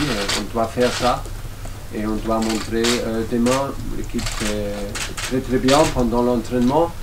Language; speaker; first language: French; non-native, learner; German